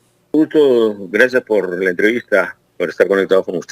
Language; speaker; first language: Spanish; native; Spanish